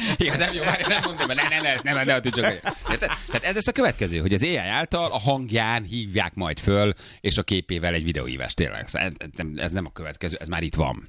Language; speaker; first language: Hungarian; native; Hungarian